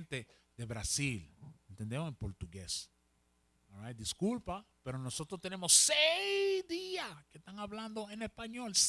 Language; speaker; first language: Spanish; early bilingual, heritage; Spanish